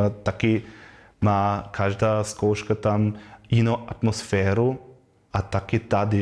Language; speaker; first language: Czech; non-native, fluent; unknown